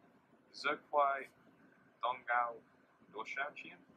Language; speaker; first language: Chinese; non-native, learner; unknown